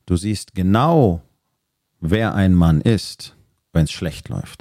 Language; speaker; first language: German; native; German